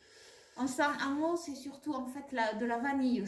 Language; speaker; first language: French; native; French